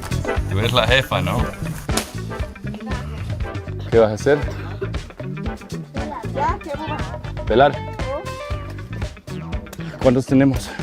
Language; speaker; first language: Spanish; early bilingual, heritage; English